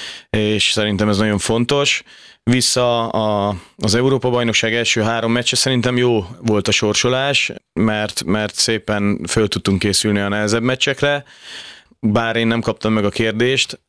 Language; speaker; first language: Hungarian; native; Hungarian